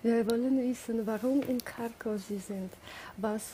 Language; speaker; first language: German; non-native, learner; Russian